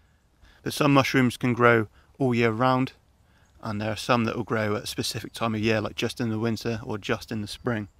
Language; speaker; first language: English; native; English